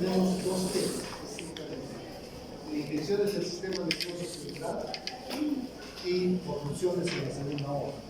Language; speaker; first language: Spanish; native; Spanish